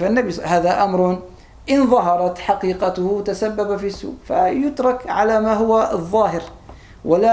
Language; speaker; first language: Arabic; native; Arabic